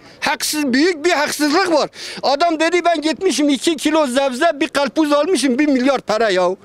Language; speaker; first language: Turkish; non-native, local second language; Kurdish